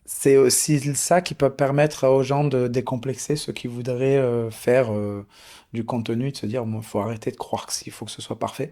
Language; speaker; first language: French; native; French